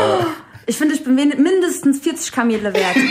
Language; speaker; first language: German; early bilingual, other home language; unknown